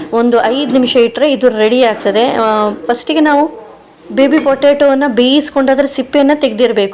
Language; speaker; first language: Kannada; non-native, local second language; Konkani